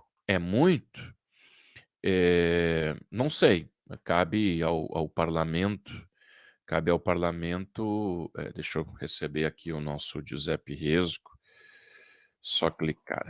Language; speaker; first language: Portuguese; native; Portuguese